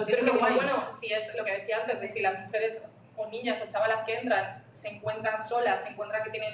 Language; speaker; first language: Spanish; native; Spanish